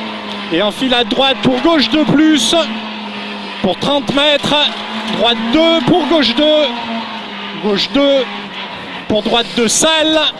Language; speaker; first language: French; native; French